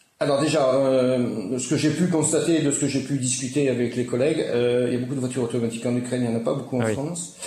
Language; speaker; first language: French; native; French